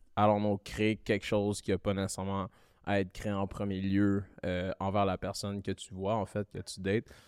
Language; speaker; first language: French; early bilingual, other home language; Malagasy